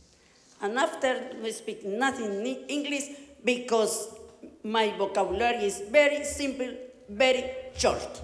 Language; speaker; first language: English; non-native, learner; Spanish